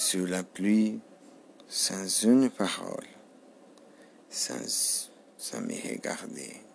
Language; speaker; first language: French; non-native, learner; Portuguese